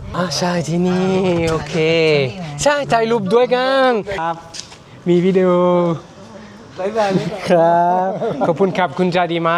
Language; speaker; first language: Thai; non-native, learner; French